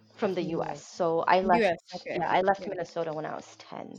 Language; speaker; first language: English; non-native, local second language; Somali